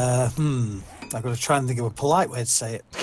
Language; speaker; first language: English; native; English